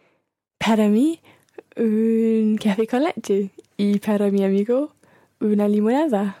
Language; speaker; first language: Spanish; non-native, learner; English